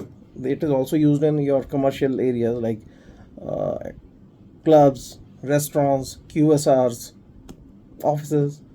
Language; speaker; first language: English; non-native, local second language; Hindi